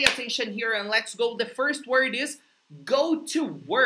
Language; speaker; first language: English; non-native, fluent; Portuguese